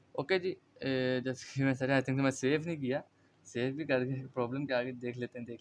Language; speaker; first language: Urdu; native; Urdu